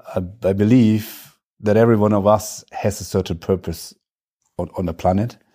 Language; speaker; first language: English; non-native, fluent; German